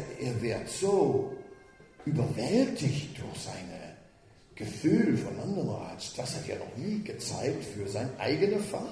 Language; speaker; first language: German; non-native, fluent; Dutch